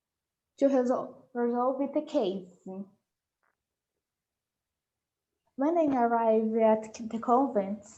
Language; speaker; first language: English; non-native, learner; Portuguese